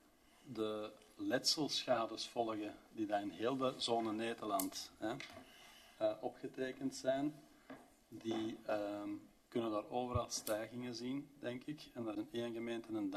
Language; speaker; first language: Dutch; native; Dutch